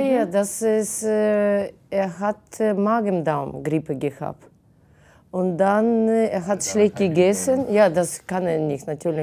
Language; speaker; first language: German; non-native, fluent; Russian